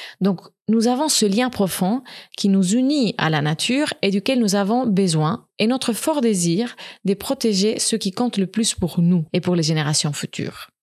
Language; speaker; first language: French; non-native, fluent; Spanish